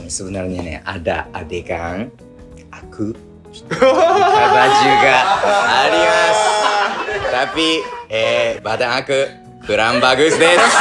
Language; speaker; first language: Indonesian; non-native, learner; Japanese